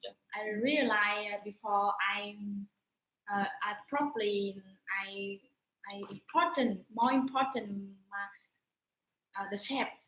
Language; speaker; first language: English; non-native, learner; Vietnamese